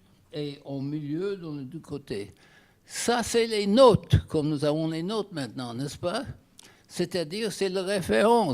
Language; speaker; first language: French; non-native, fluent; English